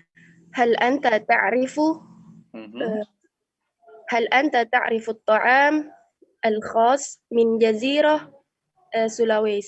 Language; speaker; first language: Arabic; non-native, learner; Indonesian